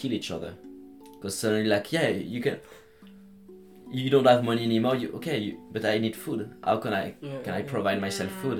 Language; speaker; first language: English; non-native, fluent; French